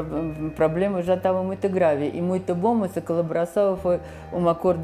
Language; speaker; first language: Portuguese; non-native, fluent; Russian